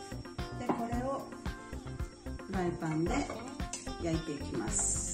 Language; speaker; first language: Japanese; native; Japanese